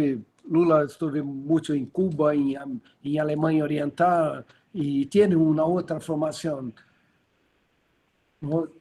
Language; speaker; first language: Spanish; non-native, learner; Portuguese